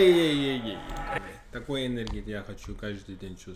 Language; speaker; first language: Russian; non-native, learner; English